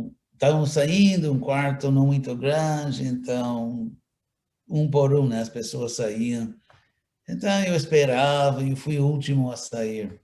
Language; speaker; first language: Portuguese; non-native, fluent; English